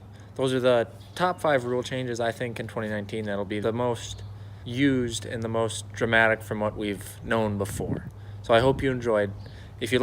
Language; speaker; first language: English; native; English